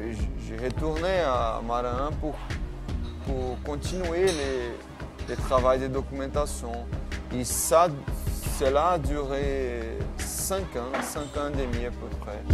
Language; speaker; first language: French; non-native, fluent; Portuguese